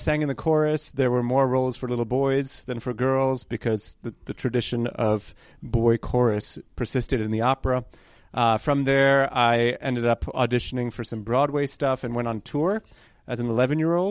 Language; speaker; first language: English; early bilingual, other home language; Hebrew